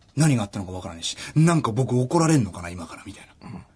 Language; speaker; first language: Japanese; early bilingual, other home language; German